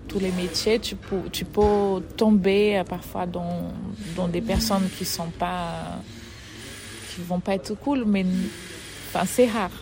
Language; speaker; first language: French; non-native, fluent; Portuguese